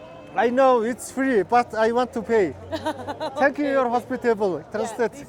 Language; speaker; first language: English; non-native, learner; Mongolian